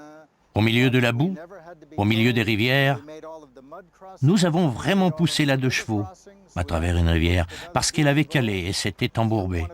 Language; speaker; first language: French; native; French